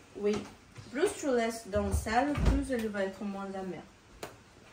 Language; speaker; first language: French; non-native, learner; Japanese